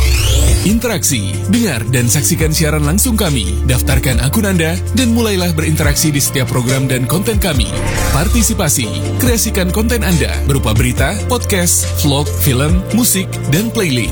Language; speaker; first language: Indonesian; native; Indonesian